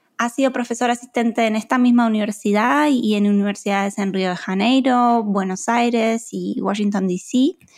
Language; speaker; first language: Spanish; native; Spanish